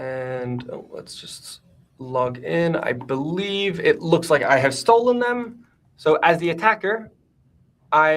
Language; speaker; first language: English; native; English